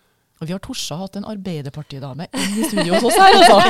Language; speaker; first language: Norwegian; native; Norwegian